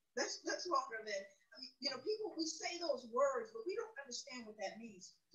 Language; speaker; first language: English; native; English